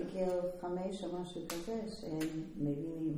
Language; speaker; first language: Hebrew; non-native, fluent; English